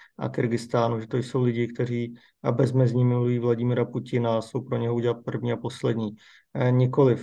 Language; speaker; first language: Czech; native; Czech